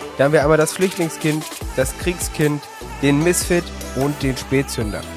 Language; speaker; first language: German; native; German